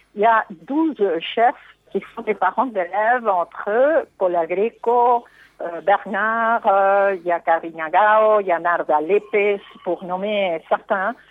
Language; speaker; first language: French; non-native, fluent; Spanish